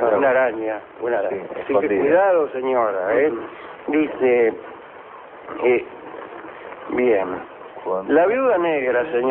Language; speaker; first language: Spanish; native; Spanish